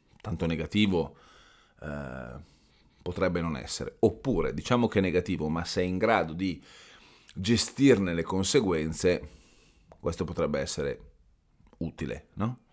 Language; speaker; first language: Italian; native; Italian